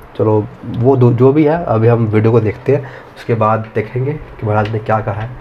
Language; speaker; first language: Hindi; native; Hindi